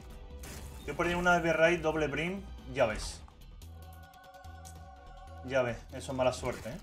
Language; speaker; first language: Spanish; native; Spanish